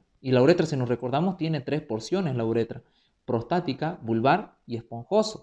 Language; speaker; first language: Spanish; native; Spanish